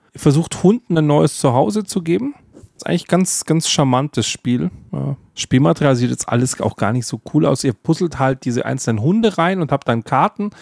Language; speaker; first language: German; native; German